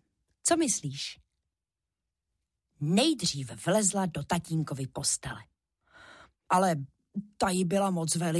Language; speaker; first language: Czech; native; Czech